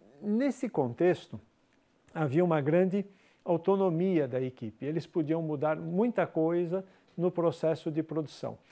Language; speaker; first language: Portuguese; native; Portuguese